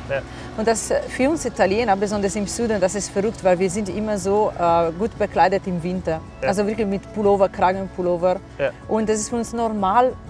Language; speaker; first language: German; non-native, fluent; Italian